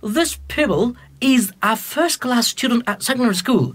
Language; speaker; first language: English; non-native, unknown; Turkish